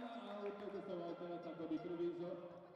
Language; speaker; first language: Italian; native; Italian